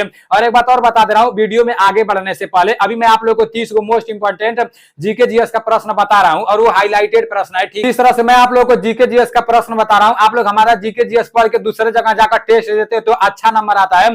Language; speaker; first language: Hindi; native; Hindi